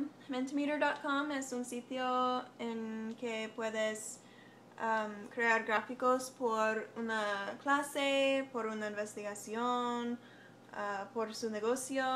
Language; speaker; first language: Spanish; non-native, learner; English